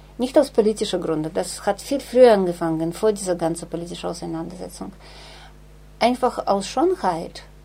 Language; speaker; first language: German; non-native, fluent; Russian